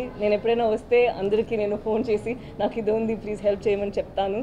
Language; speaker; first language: Telugu; non-native, learner; Tamil